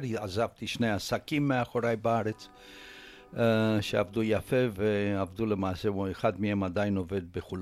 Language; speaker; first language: Hebrew; non-native, fluent; Romanian